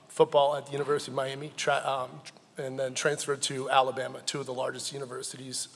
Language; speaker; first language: English; native; English